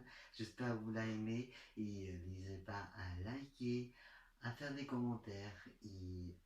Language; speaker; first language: French; non-native, learner; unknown